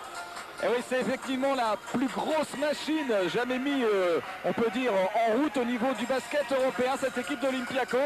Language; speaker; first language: French; native; French